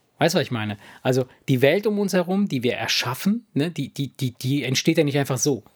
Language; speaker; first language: German; early bilingual, other home language; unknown